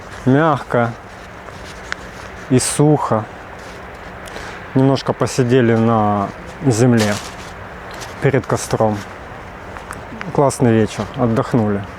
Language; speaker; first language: Russian; native; Russian